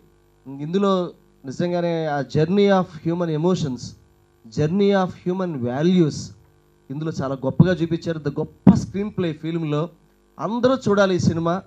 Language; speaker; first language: Telugu; native; Telugu